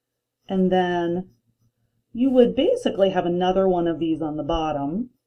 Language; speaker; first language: English; native; English